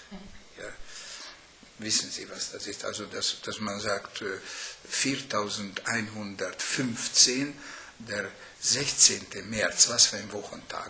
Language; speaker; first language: German; non-native, fluent; Hungarian